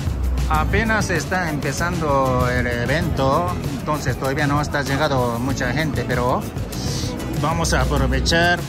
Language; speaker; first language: Spanish; non-native, learner; Japanese